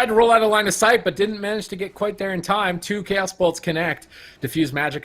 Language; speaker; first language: English; native; English